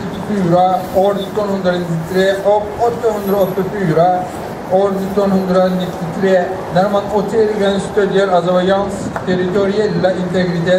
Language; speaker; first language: Swedish; non-native, fluent; Azerbaijani